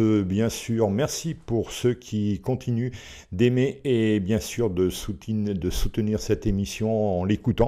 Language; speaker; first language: French; native; French